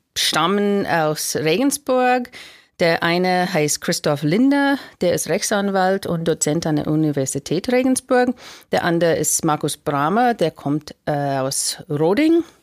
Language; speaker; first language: German; non-native, fluent; English